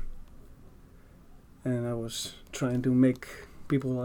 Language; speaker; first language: English; non-native, fluent; Greek